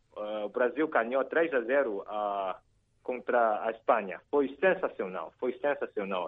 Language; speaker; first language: Portuguese; non-native, fluent; Chinese